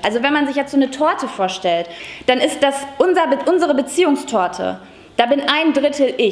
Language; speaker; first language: German; native; German